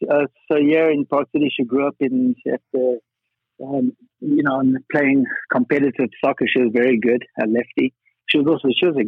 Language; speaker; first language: English; native; English